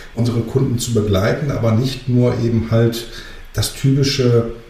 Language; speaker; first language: German; early bilingual, other home language; Greek